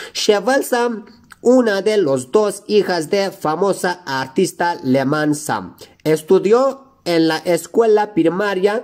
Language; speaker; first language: Spanish; non-native, fluent; Turkish